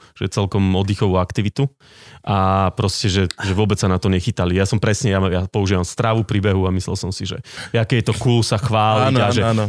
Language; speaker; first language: Slovak; native; Slovak